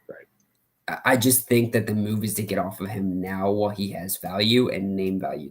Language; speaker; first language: English; native; English